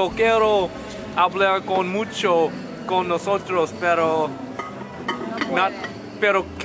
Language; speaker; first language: Spanish; non-native, learner; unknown